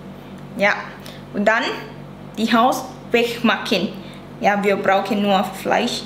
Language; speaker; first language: German; non-native, learner; Thai